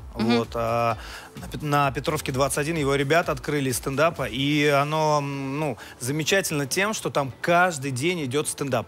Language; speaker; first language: Russian; native; Russian